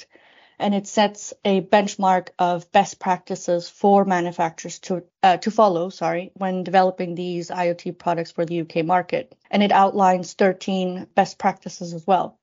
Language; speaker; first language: English; non-native, fluent; Spanish